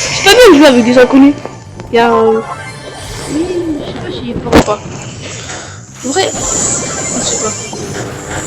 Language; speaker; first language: French; early bilingual, other home language; Romanian